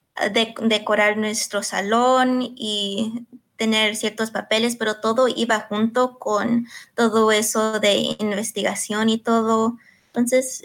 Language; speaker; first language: Spanish; early bilingual, heritage; Spanish